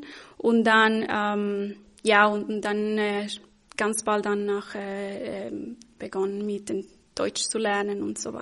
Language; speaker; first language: German; non-native, fluent; Spanish